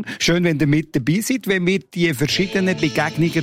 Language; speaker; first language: German; native; German